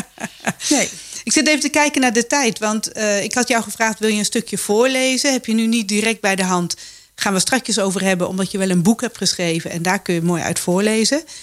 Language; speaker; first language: Dutch; native; Dutch